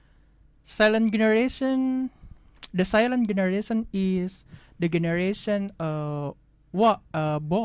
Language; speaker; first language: English; non-native, learner; Indonesian